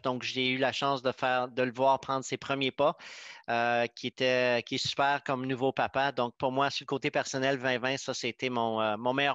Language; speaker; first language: French; native; French